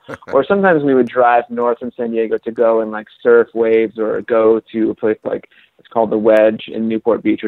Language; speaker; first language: English; native; English